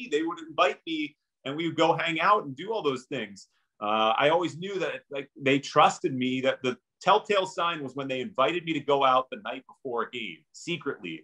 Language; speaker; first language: English; native; English